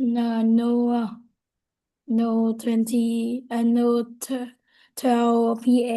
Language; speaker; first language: English; non-native, learner; Vietnamese